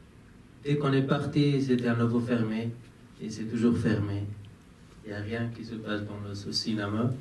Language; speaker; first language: French; non-native, fluent; Persian